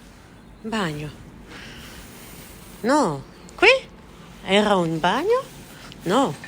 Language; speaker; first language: Italian; non-native, learner; French